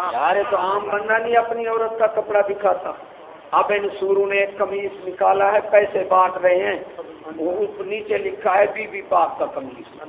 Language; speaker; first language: Urdu; non-native, local second language; Punjabi